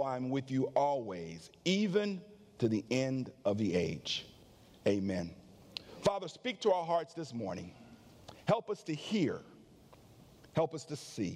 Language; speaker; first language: English; native; English